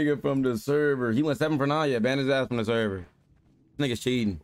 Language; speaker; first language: English; native; English